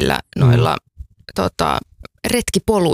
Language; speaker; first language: Finnish; native; Finnish